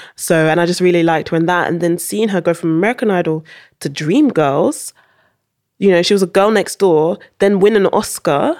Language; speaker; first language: English; early bilingual, heritage; English